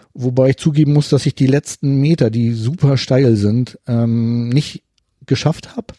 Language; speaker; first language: German; native; German